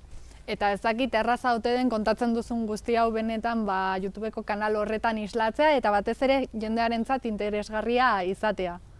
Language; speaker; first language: Basque; native; Basque